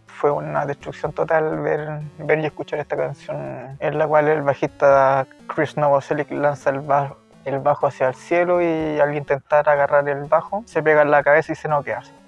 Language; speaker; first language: Spanish; native; Spanish